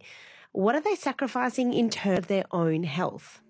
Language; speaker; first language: English; native; English